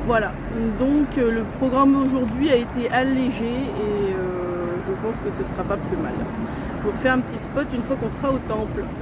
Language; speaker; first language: French; native; French